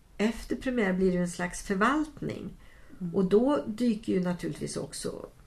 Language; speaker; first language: Swedish; native; Swedish